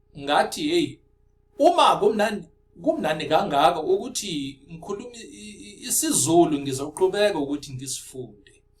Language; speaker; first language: Zulu; non-native, local second language; Afrikaans